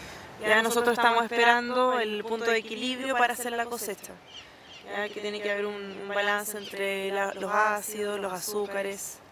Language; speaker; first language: Spanish; native; Spanish